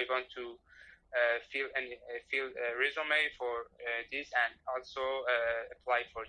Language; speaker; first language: English; non-native, learner; Persian